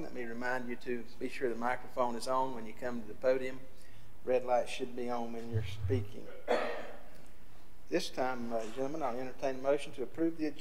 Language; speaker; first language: English; native; English